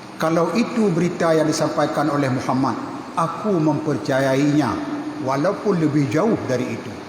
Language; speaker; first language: Malay; non-native, local second language; Achinese